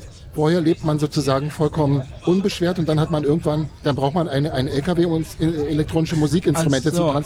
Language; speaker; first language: German; native; German